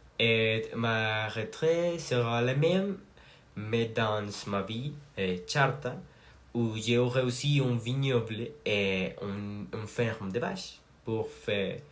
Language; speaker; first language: French; non-native, learner; Spanish